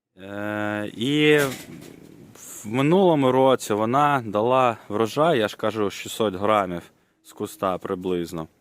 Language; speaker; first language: Ukrainian; non-native, local second language; Russian